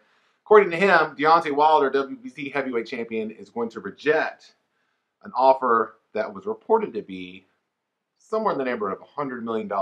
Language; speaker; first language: English; native; English